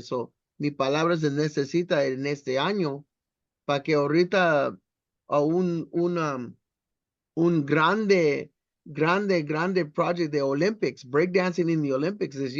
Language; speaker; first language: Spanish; non-native, learner; English